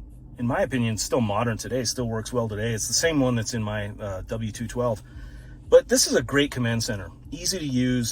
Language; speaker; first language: English; native; English